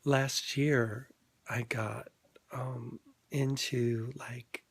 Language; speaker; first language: English; native; English